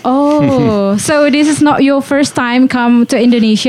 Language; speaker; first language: English; non-native, learner; Indonesian